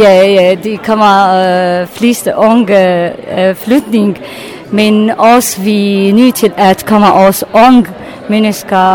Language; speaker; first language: Danish; non-native, learner; Arabic